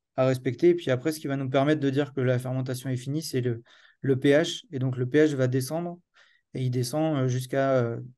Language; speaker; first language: French; native; French